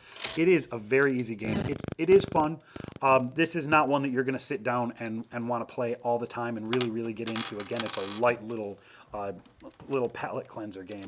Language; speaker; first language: English; native; English